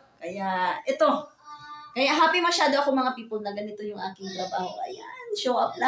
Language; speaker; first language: Filipino; native; Filipino